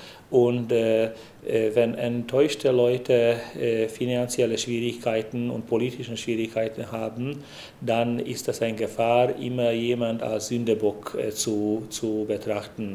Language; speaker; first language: German; non-native, fluent; Hungarian